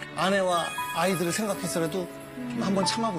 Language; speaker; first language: Korean; native; Korean